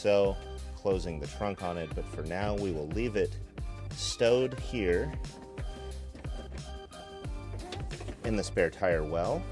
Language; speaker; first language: English; native; English